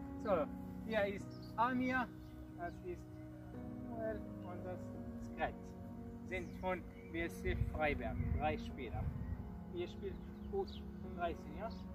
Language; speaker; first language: German; non-native, learner; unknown